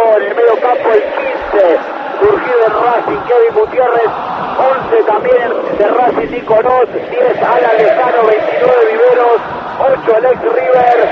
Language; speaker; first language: Spanish; native; Spanish